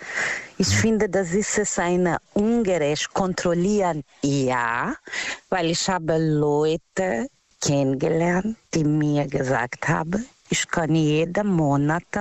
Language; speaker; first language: German; non-native, learner; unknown